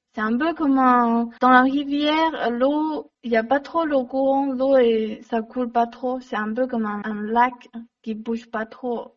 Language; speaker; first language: French; non-native, learner; Chinese